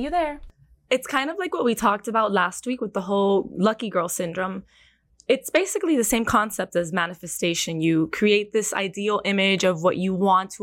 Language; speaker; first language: English; early bilingual, other home language; Spanish